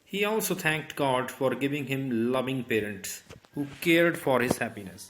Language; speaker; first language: English; non-native, local second language; Punjabi